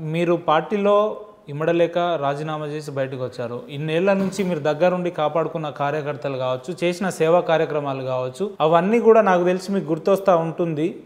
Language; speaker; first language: Telugu; native; Telugu